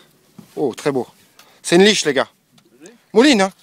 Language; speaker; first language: French; native; French